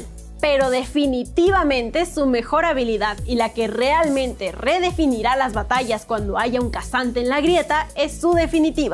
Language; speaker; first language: Spanish; native; Spanish